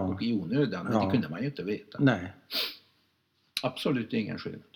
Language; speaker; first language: Swedish; non-native, fluent; Hungarian